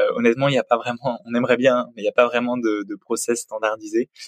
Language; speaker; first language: French; native; French